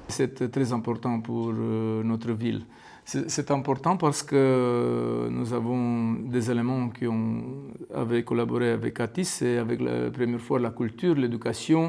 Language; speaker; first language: French; non-native, learner; Romanian